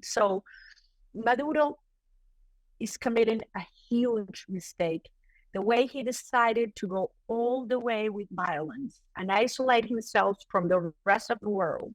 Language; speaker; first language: English; non-native, fluent; Spanish